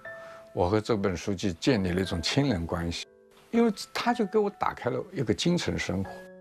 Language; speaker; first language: Chinese; non-native, local second language; Wu Chinese